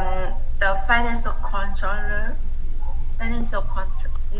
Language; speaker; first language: English; non-native, learner; Vietnamese